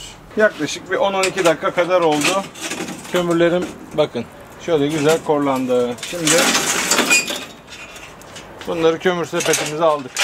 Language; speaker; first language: Turkish; native; Turkish